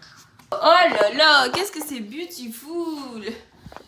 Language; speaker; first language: French; native; French